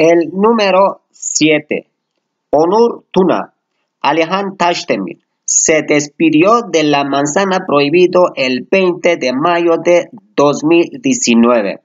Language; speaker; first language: Spanish; non-native, fluent; Turkish